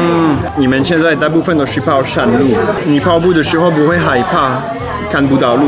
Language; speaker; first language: Chinese; non-native, fluent; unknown